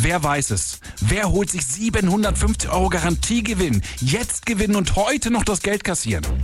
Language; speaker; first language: German; native; German